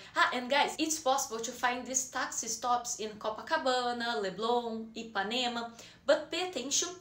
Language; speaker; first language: English; non-native, fluent; Portuguese